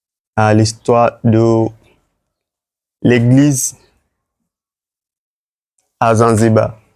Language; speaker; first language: French; non-native, learner; Swahili